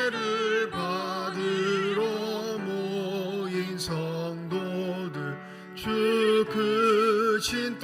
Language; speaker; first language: Korean; native; Korean